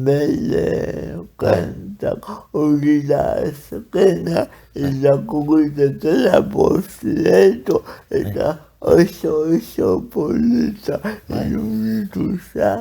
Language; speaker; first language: Basque; non-native, learner; Spanish